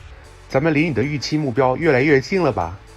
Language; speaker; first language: Chinese; native; Chinese